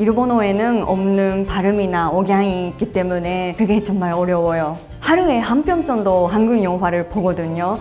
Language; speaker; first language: Korean; non-native, fluent; Japanese